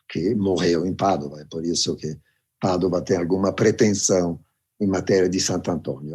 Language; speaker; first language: Portuguese; non-native, fluent; Italian